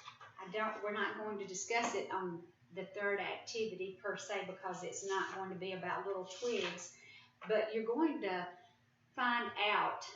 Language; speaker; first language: English; native; English